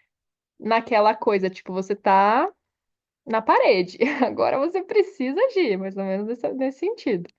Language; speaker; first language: Portuguese; native; Portuguese